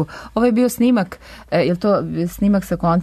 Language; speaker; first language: Serbian; native; Serbian